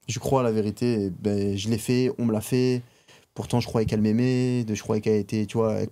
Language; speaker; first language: French; native; French